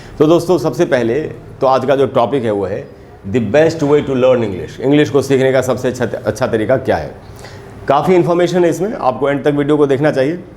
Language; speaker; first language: Hindi; native; Hindi